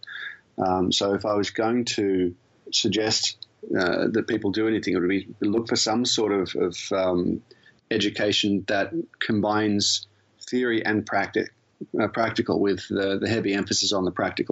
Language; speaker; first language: English; native; English